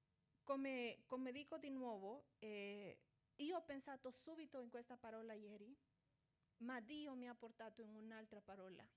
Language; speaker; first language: Italian; non-native, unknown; Portuguese